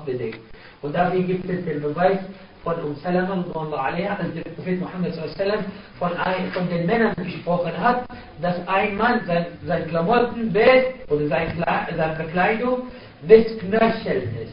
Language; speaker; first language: German; non-native, fluent; Arabic